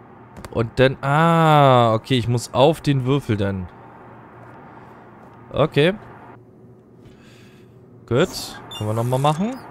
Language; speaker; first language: German; native; German